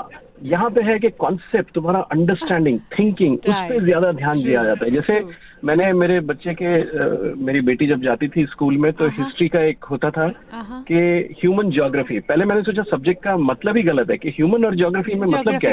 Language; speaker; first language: Hindi; native; Hindi